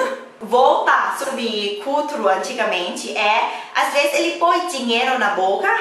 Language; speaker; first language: Portuguese; non-native, learner; Thai